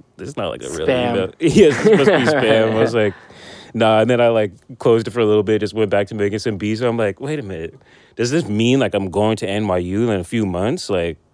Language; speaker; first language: English; native; English